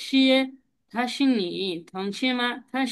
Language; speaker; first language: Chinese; non-native, learner; Bangla